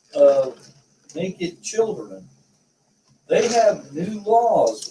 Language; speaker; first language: English; native; English